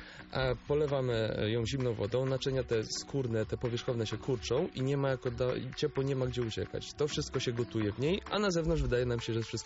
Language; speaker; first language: Polish; native; Polish